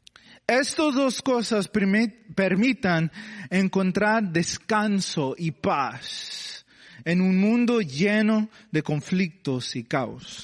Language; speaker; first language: Spanish; non-native, learner; English